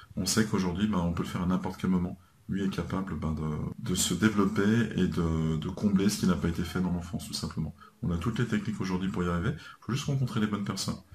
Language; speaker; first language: French; native; French